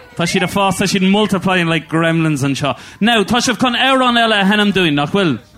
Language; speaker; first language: Irish; non-native, local second language; English